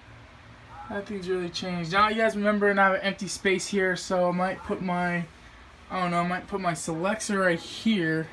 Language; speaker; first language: English; native; English